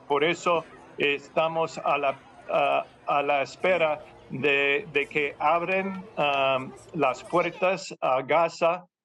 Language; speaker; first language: Spanish; non-native, fluent; English